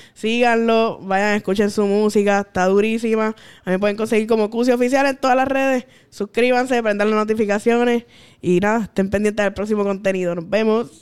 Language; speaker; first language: Spanish; native; Spanish